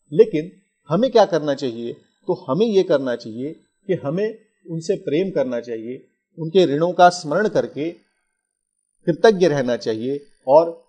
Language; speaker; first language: Hindi; non-native, local second language; Marathi